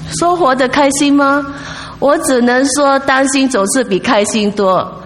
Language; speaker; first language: Chinese; non-native, local second language; English